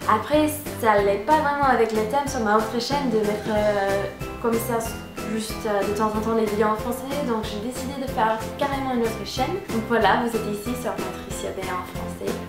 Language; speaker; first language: French; non-native, fluent; English